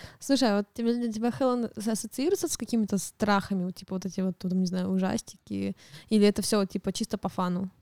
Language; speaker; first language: Russian; native; Russian